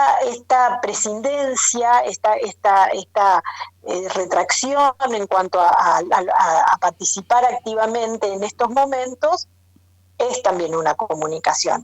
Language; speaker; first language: Spanish; native; Spanish